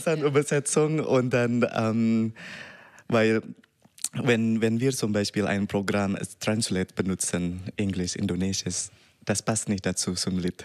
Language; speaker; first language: German; non-native, learner; Indonesian